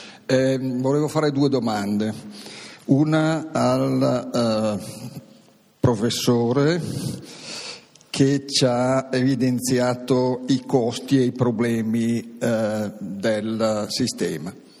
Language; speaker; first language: Italian; native; Italian